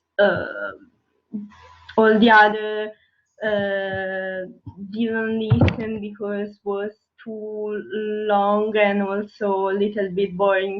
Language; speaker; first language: English; non-native, learner; Italian